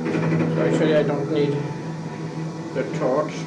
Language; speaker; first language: English; non-native, learner; French